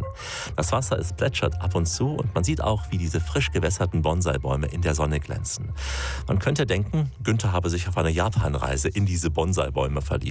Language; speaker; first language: German; native; German